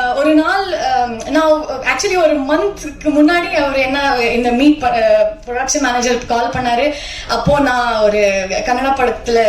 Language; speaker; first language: Tamil; non-native, learner; Kannada